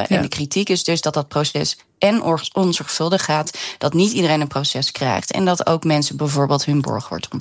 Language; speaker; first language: Dutch; native; Dutch